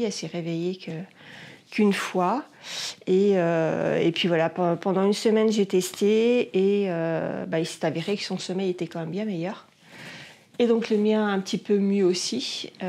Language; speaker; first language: French; native; French